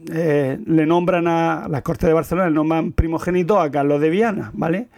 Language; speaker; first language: Spanish; native; Spanish